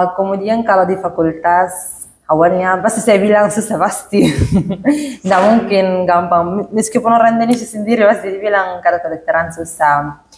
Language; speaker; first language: Indonesian; non-native, fluent; Arabic